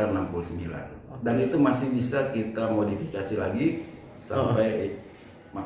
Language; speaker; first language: Indonesian; native; Indonesian